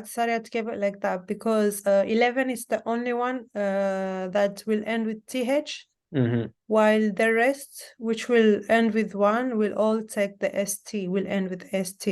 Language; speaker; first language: English; non-native, fluent; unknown